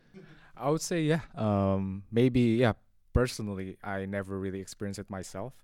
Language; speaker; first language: English; non-native, fluent; Indonesian